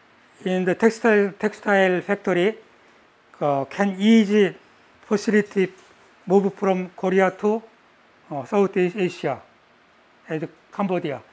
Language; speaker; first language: English; non-native, learner; Korean